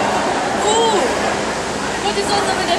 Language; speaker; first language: Japanese; non-native, learner; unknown